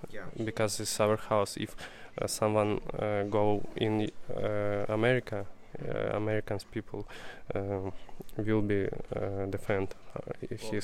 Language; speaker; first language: English; non-native, learner; Russian